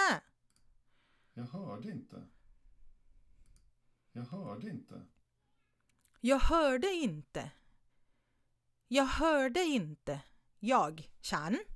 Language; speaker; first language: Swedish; non-native, fluent; Thai